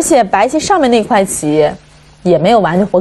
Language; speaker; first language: Chinese; native; Chinese